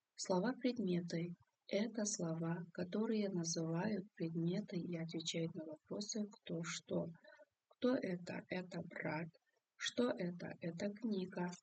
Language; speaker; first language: Russian; non-native, local second language; Kazakh